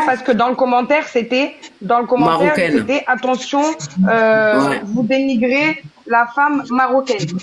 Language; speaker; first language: French; native; French